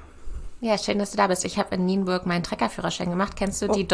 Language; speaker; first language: German; native; German